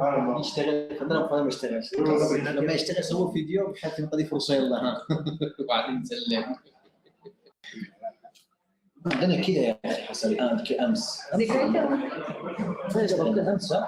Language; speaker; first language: Arabic; native; Arabic